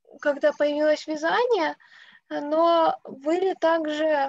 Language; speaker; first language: Russian; native; Russian